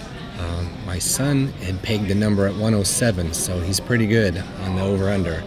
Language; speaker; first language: English; native; English